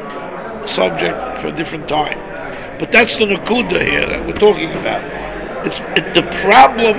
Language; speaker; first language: English; native; English